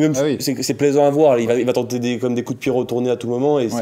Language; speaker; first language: French; native; French